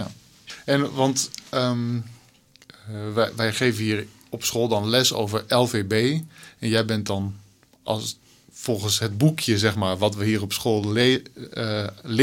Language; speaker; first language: Dutch; native; Dutch